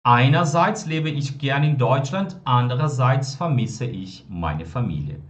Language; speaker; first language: German; non-native, fluent; Portuguese